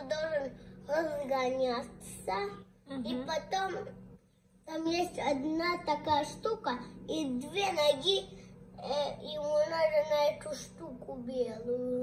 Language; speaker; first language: Russian; early bilingual, heritage; Russian